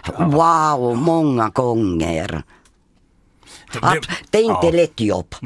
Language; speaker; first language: Swedish; non-native, fluent; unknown